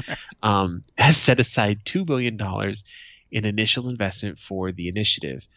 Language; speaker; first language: English; native; English